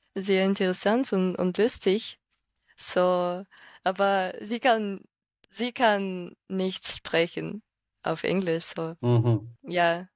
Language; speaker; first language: German; non-native, fluent; Ukrainian